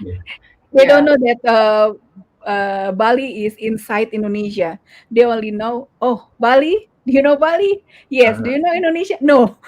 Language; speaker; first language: English; non-native, learner; Indonesian